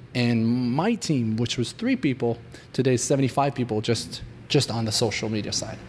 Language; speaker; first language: English; non-native, fluent; Hebrew